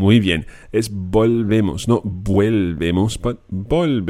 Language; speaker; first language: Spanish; non-native, fluent; English